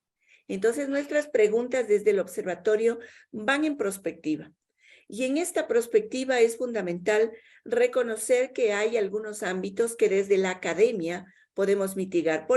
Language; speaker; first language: Spanish; native; Spanish